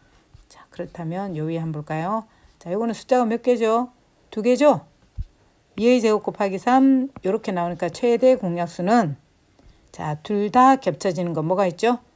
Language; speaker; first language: Korean; native; Korean